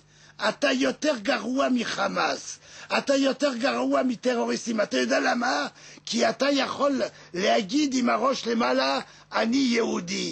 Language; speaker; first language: Hebrew; non-native, learner; French